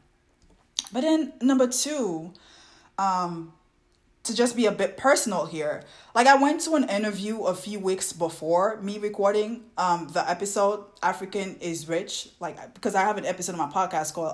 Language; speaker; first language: English; non-native, fluent; French